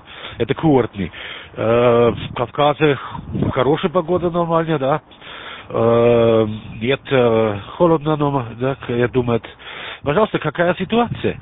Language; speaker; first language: Russian; non-native, learner; German